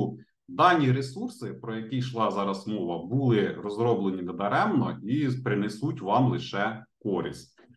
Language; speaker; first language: Ukrainian; native; Ukrainian